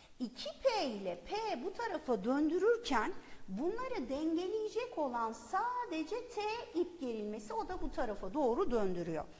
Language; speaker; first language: Turkish; native; Turkish